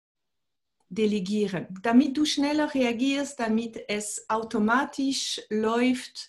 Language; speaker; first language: German; non-native, fluent; French